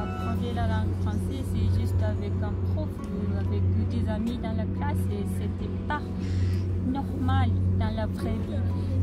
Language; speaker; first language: French; non-native, learner; Japanese